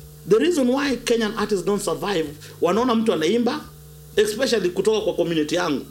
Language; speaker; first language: English; non-native, local second language; Luo (Kenya and Tanzania)